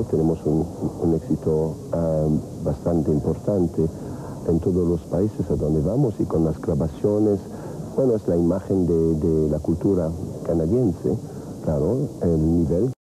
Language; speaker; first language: Spanish; non-native, fluent; French